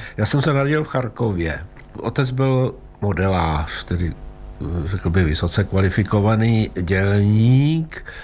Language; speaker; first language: Czech; native; Czech